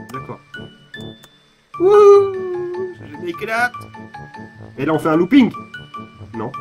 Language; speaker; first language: French; native; French